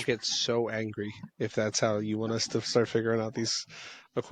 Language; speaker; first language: English; native; English